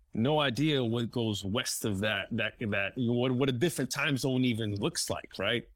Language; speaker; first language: English; early bilingual, other home language; Spanish